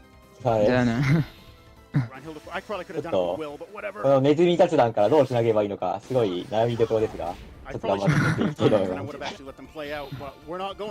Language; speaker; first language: Japanese; native; Japanese